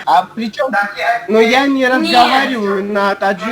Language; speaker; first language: Russian; native; Russian